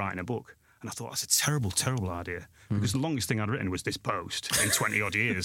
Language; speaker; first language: English; native; English